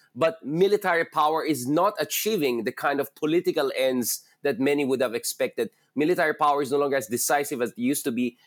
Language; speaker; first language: English; non-native, local second language; Filipino